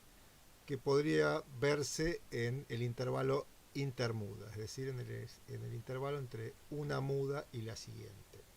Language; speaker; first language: Spanish; native; Spanish